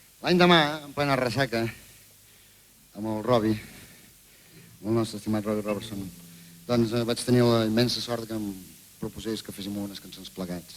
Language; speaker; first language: Catalan; native; Catalan